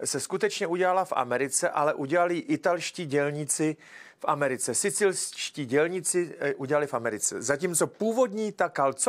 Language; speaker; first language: Czech; native; Czech